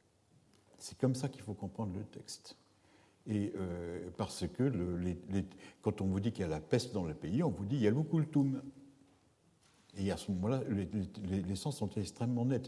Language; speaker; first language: French; native; French